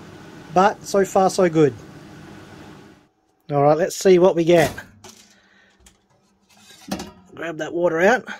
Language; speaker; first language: English; native; English